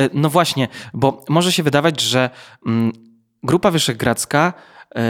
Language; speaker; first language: Polish; native; Polish